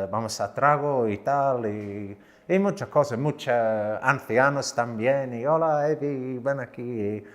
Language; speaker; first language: Spanish; non-native, learner; English